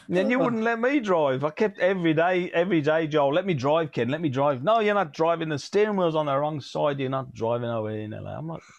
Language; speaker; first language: English; native; English